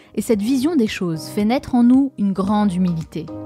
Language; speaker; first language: French; native; French